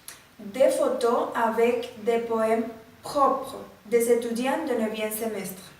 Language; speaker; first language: French; non-native, learner; Spanish